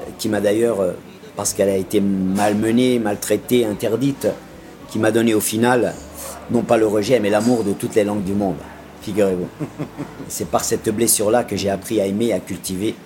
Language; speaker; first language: French; non-native, local second language; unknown